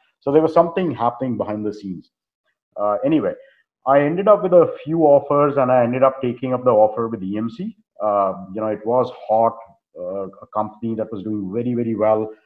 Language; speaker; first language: English; non-native, local second language; Hindi